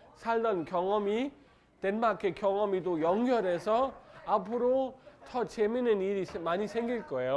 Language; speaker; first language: Korean; non-native, learner; Danish